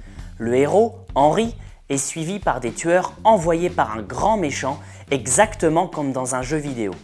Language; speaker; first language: French; native; French